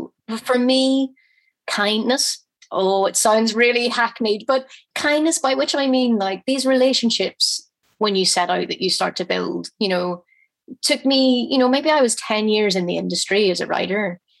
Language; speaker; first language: English; native; English